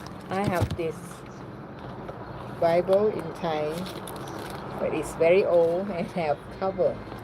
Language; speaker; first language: English; non-native, learner; Thai